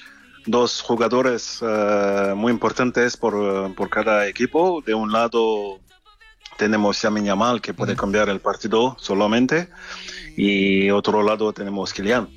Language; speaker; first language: Spanish; non-native, fluent; French